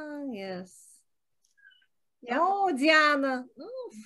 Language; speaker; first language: English; non-native, learner; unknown